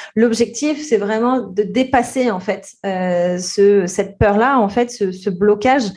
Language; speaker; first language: French; native; French